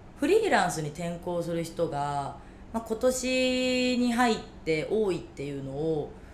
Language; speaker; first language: Japanese; native; Japanese